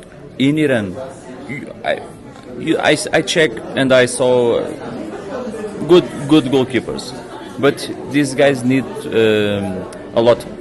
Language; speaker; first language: English; non-native, learner; Portuguese